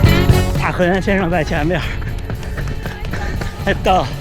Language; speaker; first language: Chinese; native; Chinese